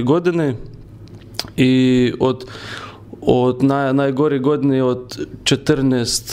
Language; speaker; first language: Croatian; non-native, learner; Lithuanian